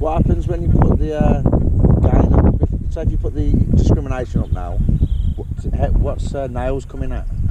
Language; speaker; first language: English; native; English